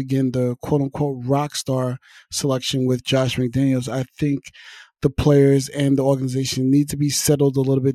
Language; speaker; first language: English; native; English